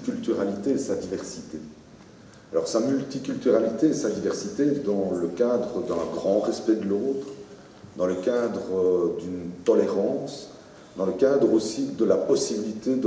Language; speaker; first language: French; native; French